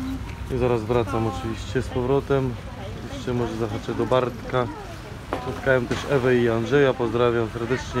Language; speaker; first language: Polish; native; Polish